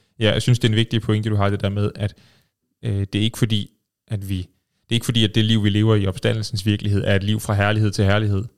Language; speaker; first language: Danish; native; Danish